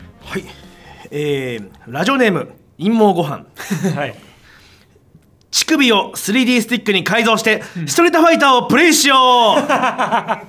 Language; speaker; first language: Japanese; native; Japanese